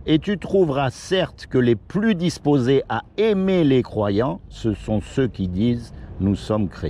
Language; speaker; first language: French; native; French